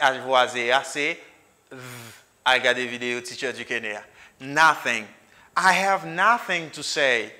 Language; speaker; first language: English; non-native, fluent; Haitian Creole